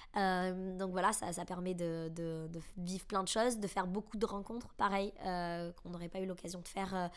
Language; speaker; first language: French; native; French